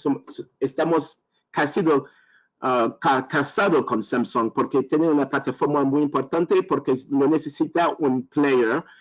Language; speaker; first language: Spanish; non-native, learner; French